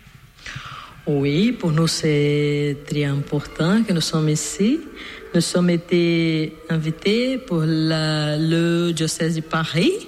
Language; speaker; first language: French; non-native, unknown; Portuguese